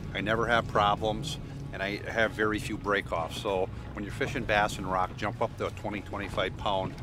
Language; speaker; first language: English; native; English